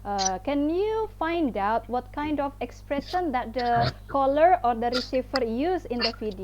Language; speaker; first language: English; non-native, fluent; Indonesian